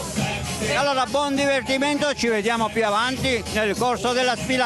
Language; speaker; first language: Italian; native; Italian